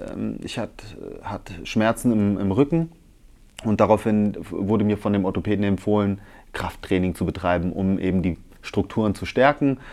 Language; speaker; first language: German; early bilingual, other home language; Italian